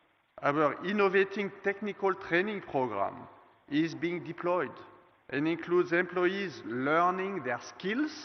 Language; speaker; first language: English; non-native, fluent; French